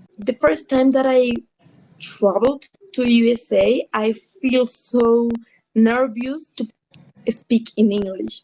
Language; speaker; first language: English; non-native, learner; Spanish